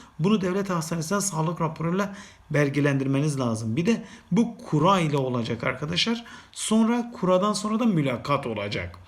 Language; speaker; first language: Turkish; native; Turkish